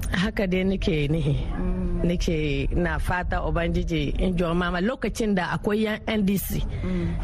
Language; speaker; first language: Hausa; non-native, local second language; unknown